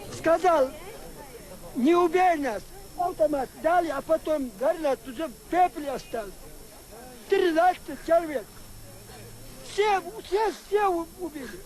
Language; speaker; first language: Russian; non-native, local second language; Chechen